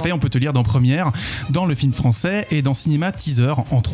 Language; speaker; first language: French; native; French